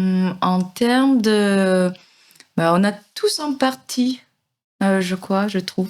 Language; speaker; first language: French; non-native, fluent; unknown